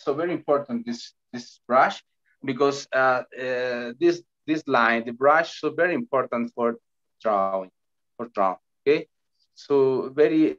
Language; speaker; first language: English; non-native, learner; Spanish